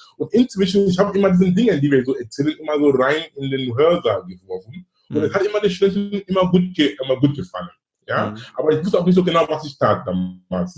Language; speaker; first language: German; non-native, fluent; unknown